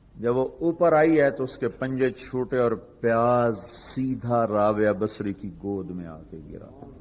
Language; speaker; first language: Urdu; non-native, local second language; Punjabi